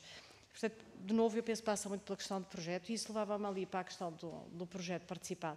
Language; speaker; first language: Portuguese; native; Portuguese